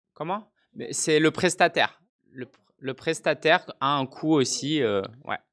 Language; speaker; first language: French; native; French